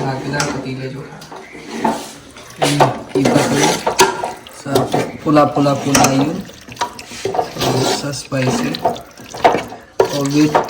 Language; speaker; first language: Filipino; non-native, learner; Hindi